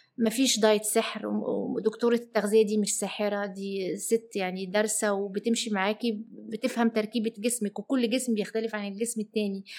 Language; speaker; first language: Arabic; early bilingual, heritage; Arabic